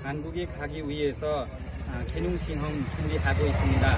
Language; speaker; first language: Korean; non-native, learner; Nepali